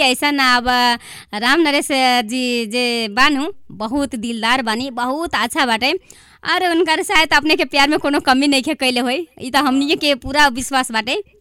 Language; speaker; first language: Bhojpuri; non-native, local second language; Maithili